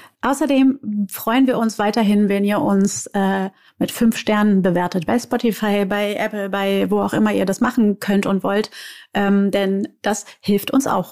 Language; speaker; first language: German; native; German